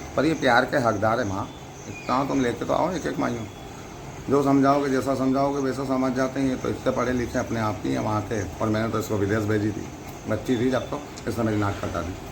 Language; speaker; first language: Hindi; native; Hindi